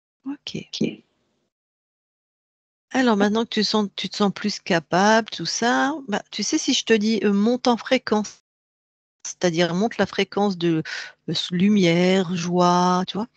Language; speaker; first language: French; native; French